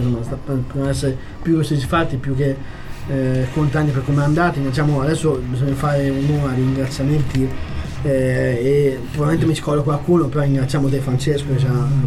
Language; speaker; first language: Italian; native; Italian